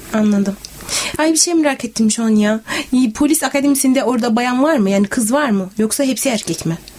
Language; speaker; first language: Turkish; native; Turkish